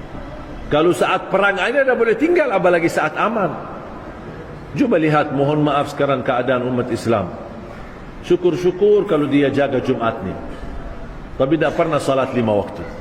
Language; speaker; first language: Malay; non-native, fluent; Arabic